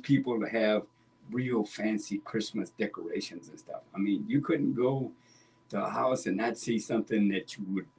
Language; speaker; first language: English; native; English